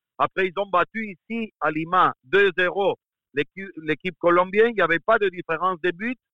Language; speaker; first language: French; non-native, fluent; Spanish